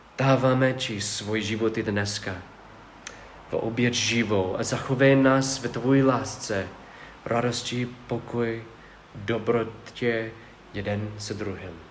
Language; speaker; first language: Czech; non-native, fluent; English